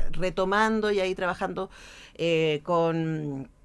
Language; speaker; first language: Spanish; native; Spanish